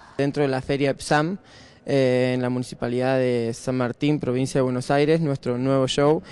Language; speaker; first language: Spanish; native; Spanish